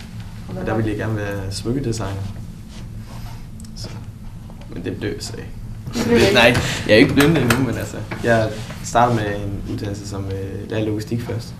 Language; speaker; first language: Danish; native; Danish